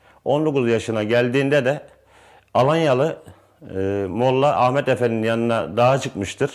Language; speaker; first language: Turkish; native; Turkish